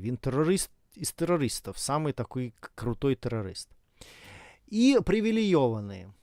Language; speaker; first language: Ukrainian; non-native, fluent; Russian